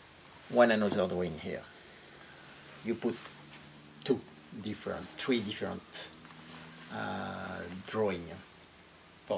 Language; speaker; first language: English; non-native, learner; French